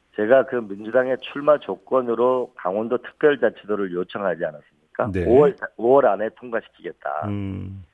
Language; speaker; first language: Korean; native; Korean